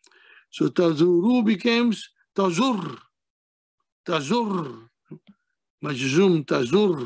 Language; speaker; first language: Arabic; non-native, fluent; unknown